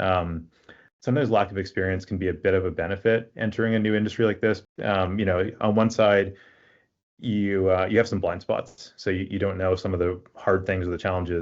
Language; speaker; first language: English; native; English